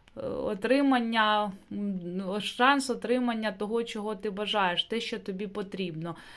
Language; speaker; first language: Ukrainian; non-native, local second language; Russian